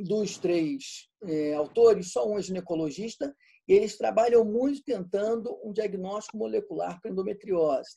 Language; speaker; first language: Portuguese; native; Portuguese